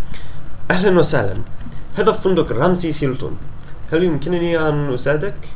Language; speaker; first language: Arabic; non-native, learner; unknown